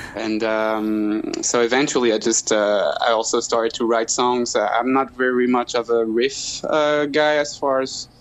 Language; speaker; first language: English; non-native, fluent; French